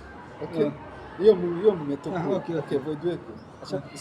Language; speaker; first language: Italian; non-native, learner; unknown